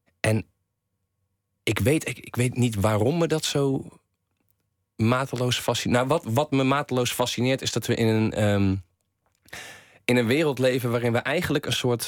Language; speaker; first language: Dutch; native; Dutch